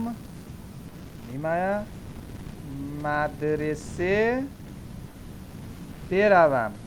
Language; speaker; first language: Persian; non-native, fluent; Urdu